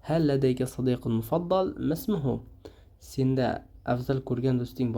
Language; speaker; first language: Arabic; non-native, fluent; Uzbek